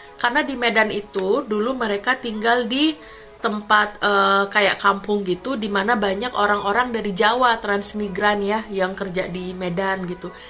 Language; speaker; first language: Indonesian; native; Indonesian